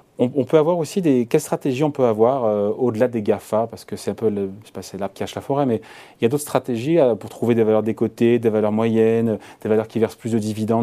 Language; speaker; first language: French; native; French